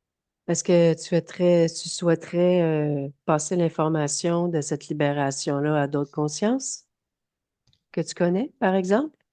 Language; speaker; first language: French; native; French